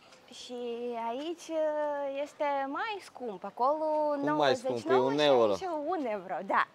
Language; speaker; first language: Romanian; non-native, learner; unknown